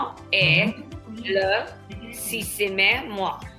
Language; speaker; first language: French; non-native, learner; English